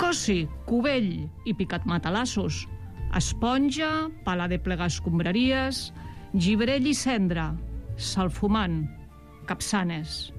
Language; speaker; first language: Catalan; native; Catalan